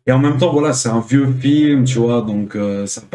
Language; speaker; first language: French; native; French